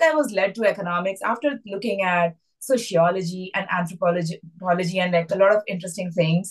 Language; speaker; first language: English; non-native, local second language; Hindi